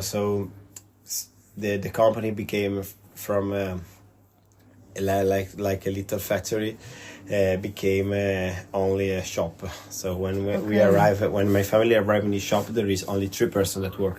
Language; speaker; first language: English; non-native, learner; Italian